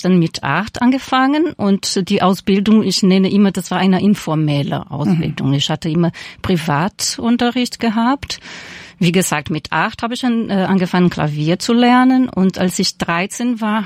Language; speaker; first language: German; non-native, fluent; Portuguese